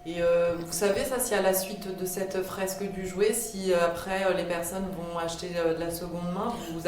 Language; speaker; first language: French; native; French